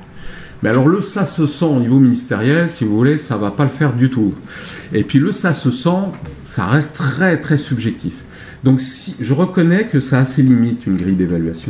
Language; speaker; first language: French; native; French